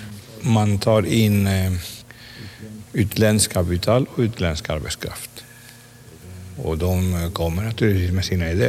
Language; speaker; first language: Swedish; non-native, fluent; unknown